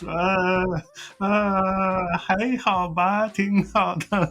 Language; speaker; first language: Chinese; non-native, fluent; English